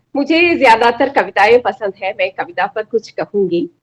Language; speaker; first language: Hindi; non-native, local second language; Malayalam